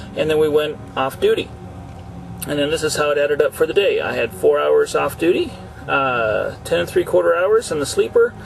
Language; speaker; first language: English; native; English